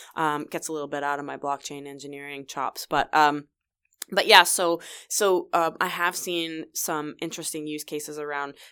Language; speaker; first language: English; native; English